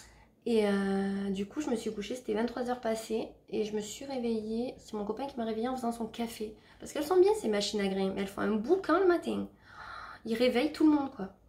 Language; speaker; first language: French; native; French